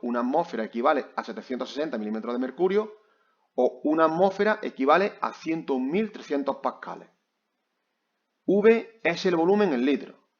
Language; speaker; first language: Spanish; native; Spanish